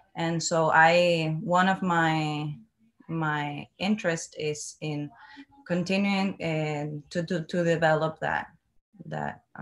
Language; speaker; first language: English; non-native, learner; Spanish